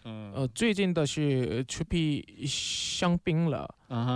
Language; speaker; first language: Chinese; non-native, learner; Korean